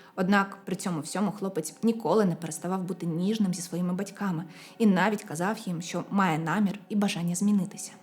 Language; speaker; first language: Ukrainian; non-native, local second language; Russian